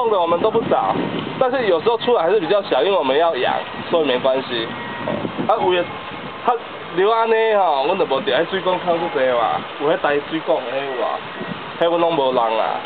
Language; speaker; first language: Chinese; non-native, local second language; Min Nan Chinese